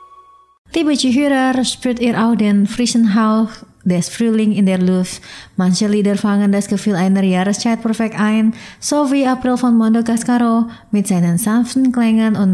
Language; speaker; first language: German; non-native, fluent; Indonesian